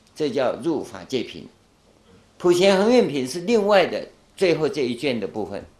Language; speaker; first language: Chinese; non-native, local second language; Min Nan Chinese